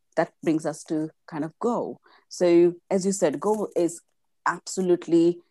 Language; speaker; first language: English; non-native, local second language; Gujarati